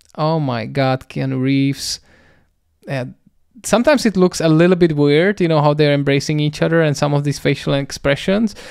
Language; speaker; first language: English; non-native, fluent; Czech